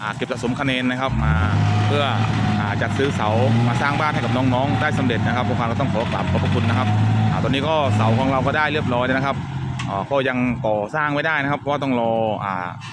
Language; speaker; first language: Thai; non-native, local second language; Northeastern Thai